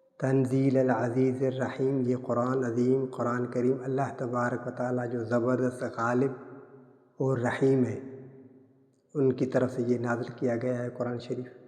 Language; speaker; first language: Urdu; non-native, local second language; Sindhi